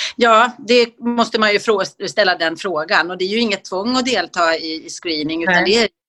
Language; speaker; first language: Swedish; native; Swedish